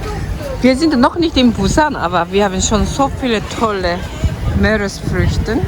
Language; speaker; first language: German; non-native, learner; Korean